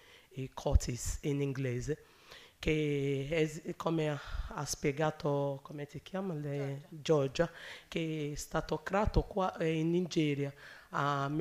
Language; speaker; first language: Italian; non-native, learner; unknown